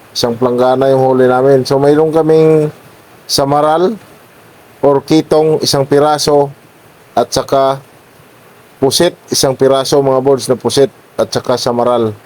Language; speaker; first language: Filipino; non-native, local second language; Waray